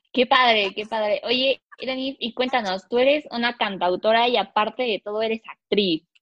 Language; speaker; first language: Spanish; native; Spanish